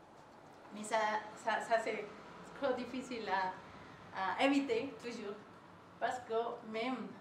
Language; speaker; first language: French; non-native, learner; Spanish